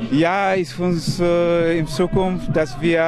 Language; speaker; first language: German; non-native, learner; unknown